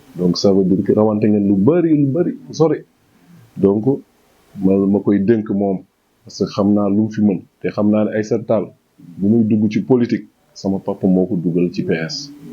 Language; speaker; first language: Wolof; non-native, local second language; Fula